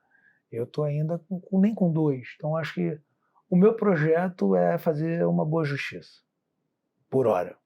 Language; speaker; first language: Portuguese; native; Portuguese